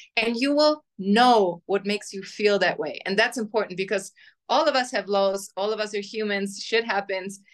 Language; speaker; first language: English; non-native, fluent; German